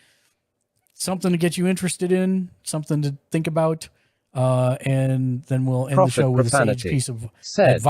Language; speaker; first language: English; native; English